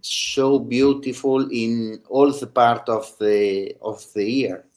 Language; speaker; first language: English; non-native, learner; Italian